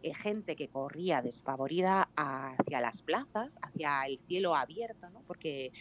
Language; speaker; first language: Spanish; native; Spanish